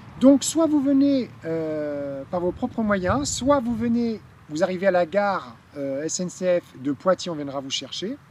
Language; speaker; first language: French; native; French